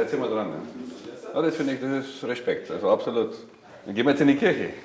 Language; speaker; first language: German; native; German